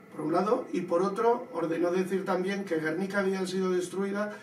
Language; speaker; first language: Spanish; non-native, local second language; Basque